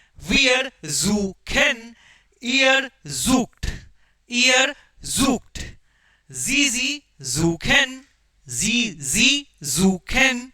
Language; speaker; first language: German; non-native, fluent; Hindi